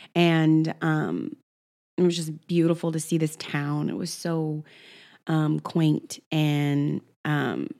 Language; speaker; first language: English; native; English